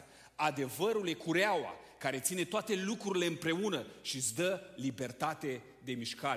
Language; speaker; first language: Romanian; native; Romanian